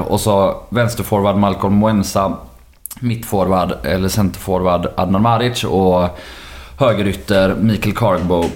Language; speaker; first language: Swedish; native; Swedish